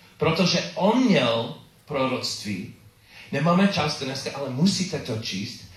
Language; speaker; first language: Czech; non-native, learner; English